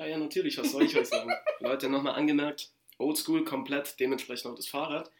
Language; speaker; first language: German; native; German